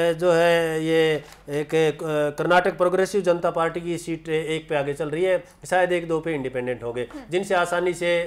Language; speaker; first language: Hindi; native; Hindi